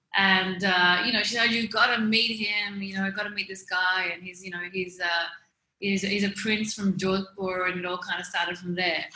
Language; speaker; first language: English; native; English